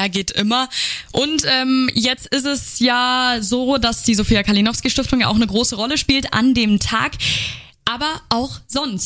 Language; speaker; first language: German; native; German